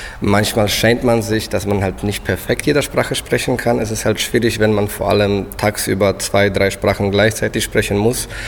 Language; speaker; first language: German; non-native, fluent; Polish